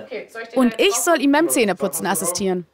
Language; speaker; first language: German; native; German